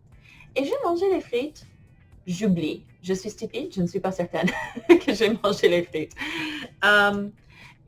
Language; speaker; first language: French; non-native, fluent; English